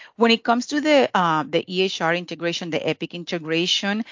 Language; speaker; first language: English; non-native, fluent; Spanish